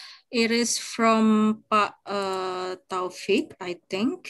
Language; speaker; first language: English; non-native, fluent; Indonesian